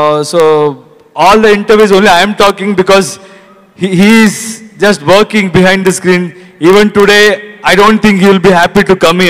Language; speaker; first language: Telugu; non-native, learner; Kannada